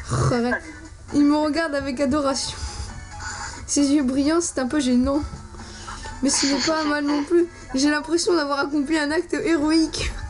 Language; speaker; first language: French; native; French